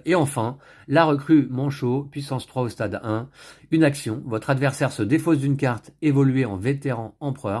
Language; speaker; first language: French; native; French